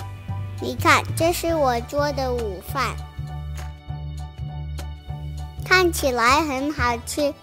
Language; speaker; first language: Chinese; early bilingual, heritage; Chinese